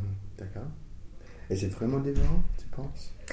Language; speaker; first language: French; non-native, fluent; English